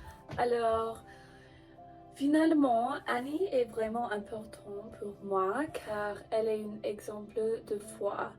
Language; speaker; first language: French; non-native, learner; English